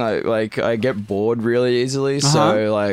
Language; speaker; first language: English; native; English